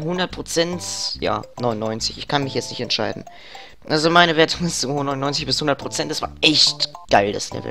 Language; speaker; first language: German; native; German